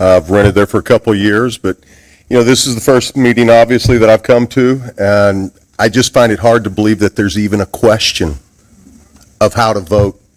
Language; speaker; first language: English; native; English